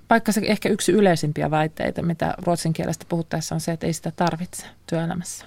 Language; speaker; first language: Finnish; native; Finnish